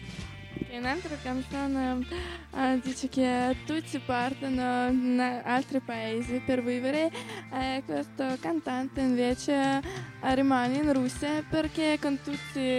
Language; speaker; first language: Italian; non-native, learner; Russian